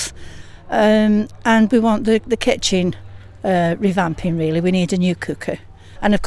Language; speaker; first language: English; native; English